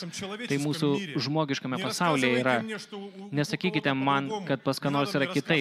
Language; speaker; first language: Lithuanian; native; Lithuanian